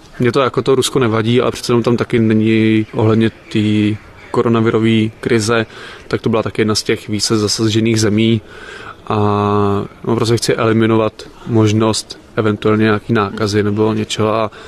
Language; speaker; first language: Czech; native; Czech